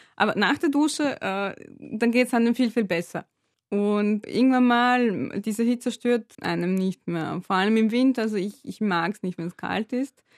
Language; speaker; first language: German; non-native, fluent; Serbian